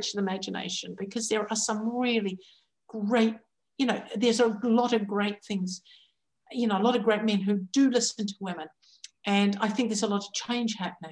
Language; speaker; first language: English; native; English